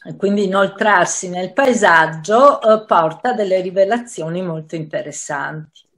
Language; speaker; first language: Italian; native; Italian